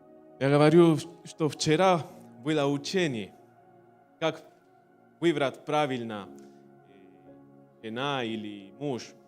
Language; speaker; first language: Russian; non-native, learner; Spanish